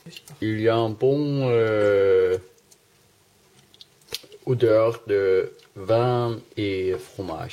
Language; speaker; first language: French; non-native, learner; Danish